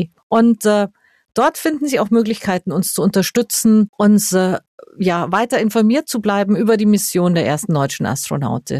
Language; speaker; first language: German; native; German